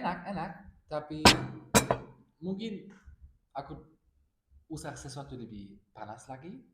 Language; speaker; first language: Indonesian; non-native, learner; German